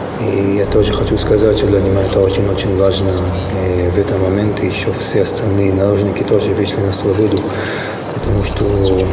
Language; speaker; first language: Russian; early bilingual, heritage; Russian